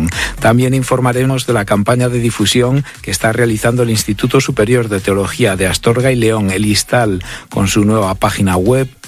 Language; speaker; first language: Spanish; native; Spanish